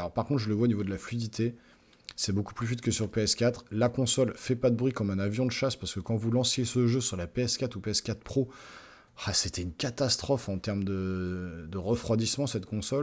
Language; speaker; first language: French; native; French